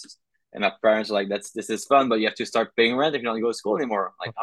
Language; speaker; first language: English; non-native, fluent; French